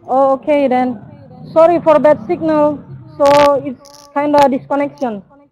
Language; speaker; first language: English; non-native, learner; Indonesian